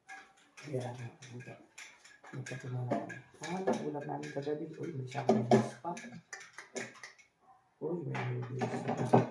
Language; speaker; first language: Filipino; non-native, local second language; Cebuano